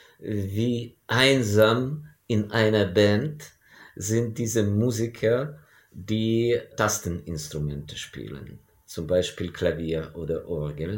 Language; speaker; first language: German; non-native, fluent; Ukrainian